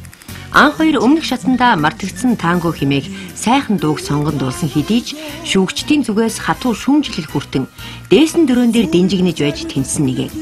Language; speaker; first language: Mongolian; native; Mongolian